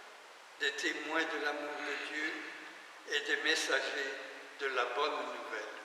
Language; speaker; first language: French; native; French